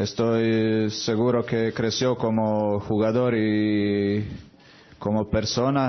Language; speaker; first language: Spanish; non-native, fluent; Croatian